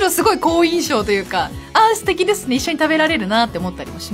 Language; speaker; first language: Japanese; native; Japanese